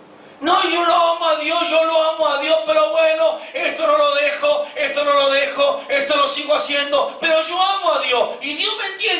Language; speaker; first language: Spanish; native; Spanish